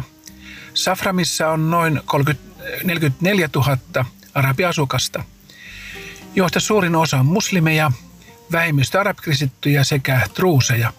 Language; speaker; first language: Finnish; native; Finnish